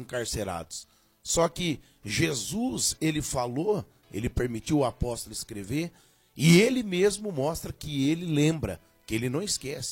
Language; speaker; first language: Portuguese; native; Portuguese